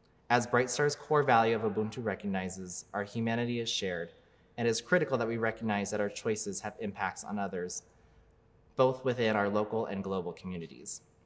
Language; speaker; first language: English; native; English